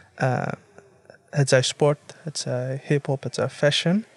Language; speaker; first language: Dutch; native; Dutch